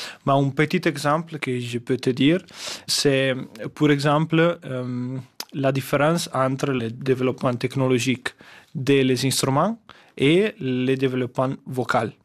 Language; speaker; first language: French; non-native, fluent; Italian